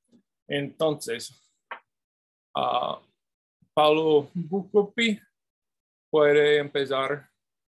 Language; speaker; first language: Spanish; non-native, fluent; English